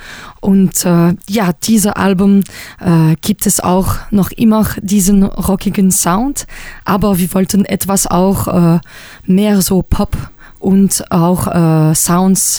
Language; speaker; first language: German; non-native, local second language; French